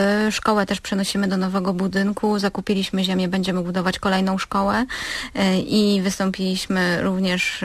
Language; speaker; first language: Polish; native; Polish